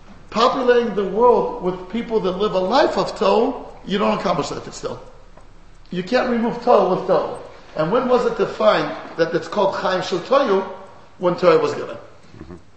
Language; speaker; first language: English; native; English